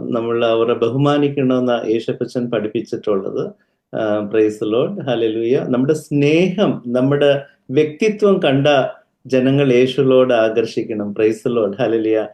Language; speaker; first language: Malayalam; early bilingual, heritage; Malayalam